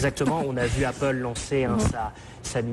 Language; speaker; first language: French; native; French